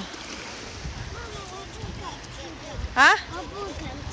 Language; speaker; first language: Chinese; early bilingual, heritage; Chinese